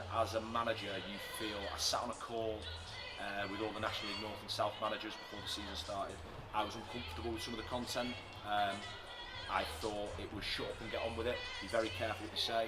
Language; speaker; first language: English; native; English